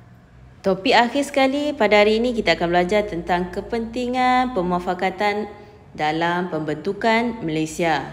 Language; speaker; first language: Malay; native; Malay